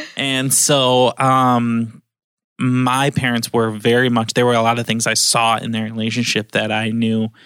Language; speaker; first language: English; native; English